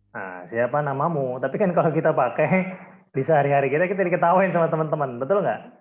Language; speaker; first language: Indonesian; native; Indonesian